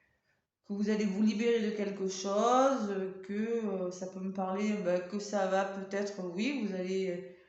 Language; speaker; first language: French; native; French